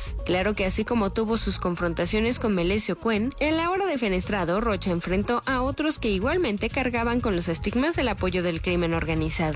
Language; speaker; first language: Spanish; native; Spanish